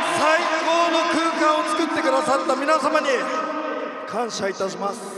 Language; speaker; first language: Japanese; native; Japanese